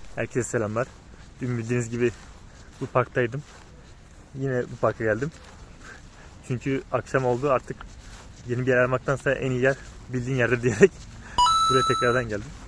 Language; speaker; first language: Turkish; native; Turkish